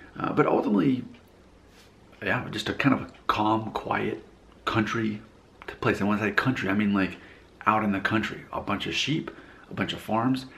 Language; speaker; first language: English; native; English